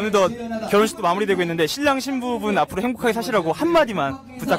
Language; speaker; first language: Korean; native; Korean